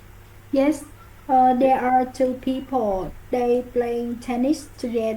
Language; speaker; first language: English; non-native, learner; Vietnamese